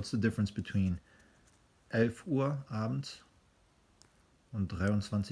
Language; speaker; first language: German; non-native, fluent; English